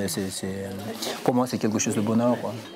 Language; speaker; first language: French; non-native, fluent; Sherpa